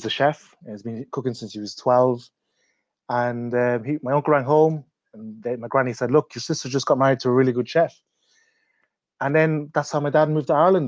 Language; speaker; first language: English; native; English